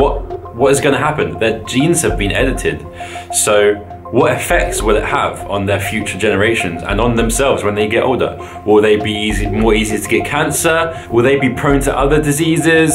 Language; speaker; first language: English; native; English